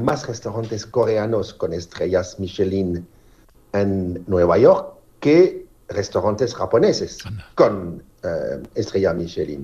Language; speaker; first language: Spanish; non-native, learner; French